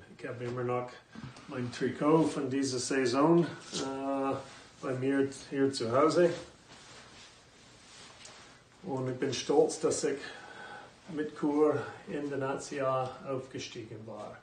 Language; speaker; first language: German; non-native, fluent; English